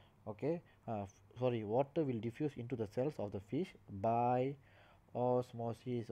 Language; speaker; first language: English; non-native, local second language; Tamil